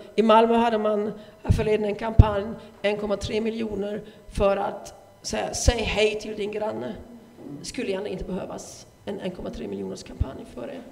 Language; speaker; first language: Swedish; non-native, fluent; German